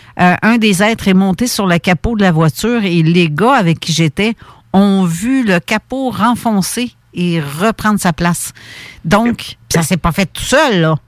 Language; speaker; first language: French; native; French